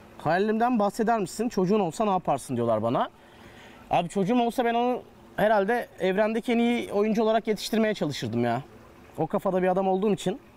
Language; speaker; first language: Turkish; native; Turkish